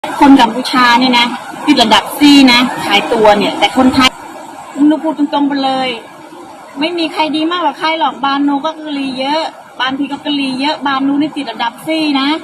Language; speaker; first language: Thai; non-native, learner; Khmer